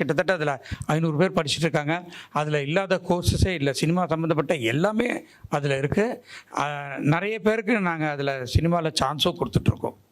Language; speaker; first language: Tamil; native; Tamil